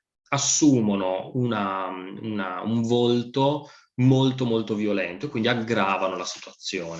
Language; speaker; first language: Italian; native; Italian